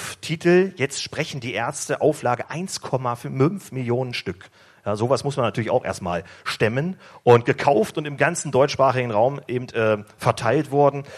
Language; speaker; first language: German; native; German